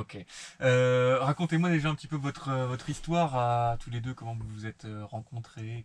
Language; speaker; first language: French; native; French